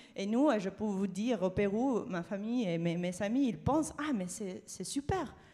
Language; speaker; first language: French; non-native, fluent; Spanish